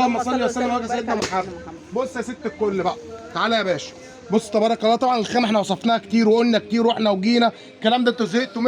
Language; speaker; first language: Arabic; native; Arabic